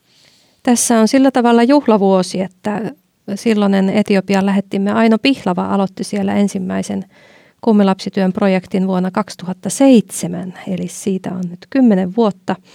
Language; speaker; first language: Finnish; native; Finnish